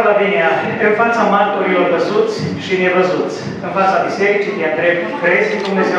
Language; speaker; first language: Romanian; native; Romanian